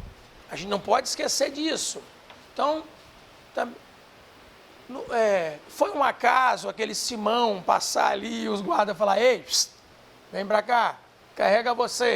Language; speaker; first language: Portuguese; native; Portuguese